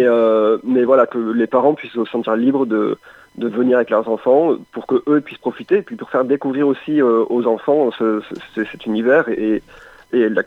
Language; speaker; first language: French; native; French